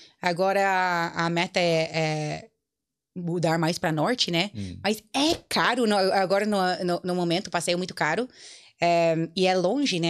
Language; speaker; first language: Portuguese; non-native, fluent; English